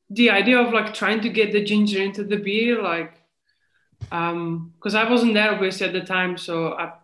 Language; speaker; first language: English; non-native, fluent; Czech